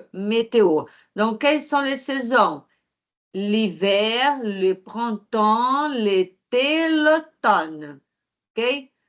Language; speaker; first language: French; non-native, fluent; Portuguese